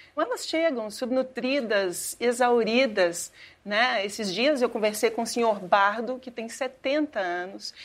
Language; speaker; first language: Portuguese; native; Portuguese